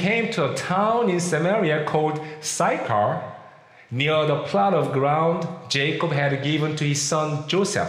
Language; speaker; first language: English; non-native, fluent; Korean